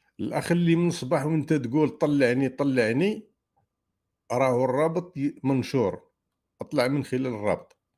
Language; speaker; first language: Arabic; native; Arabic